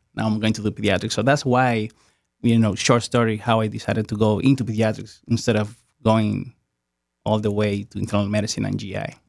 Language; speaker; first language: English; non-native, fluent; Spanish